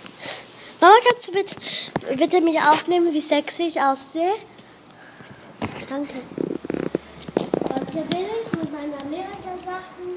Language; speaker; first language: German; non-native, learner; French